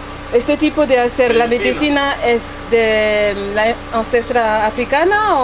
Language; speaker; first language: Spanish; non-native, learner; French